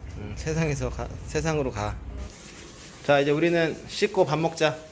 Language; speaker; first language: Korean; native; Korean